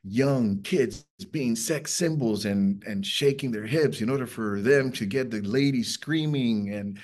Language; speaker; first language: English; non-native, fluent; Spanish